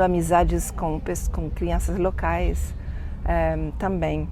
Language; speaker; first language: Portuguese; non-native, fluent; French